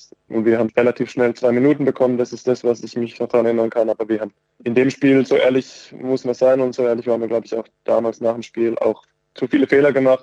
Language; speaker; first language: German; native; German